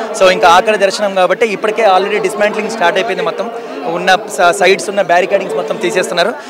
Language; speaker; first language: Telugu; native; Telugu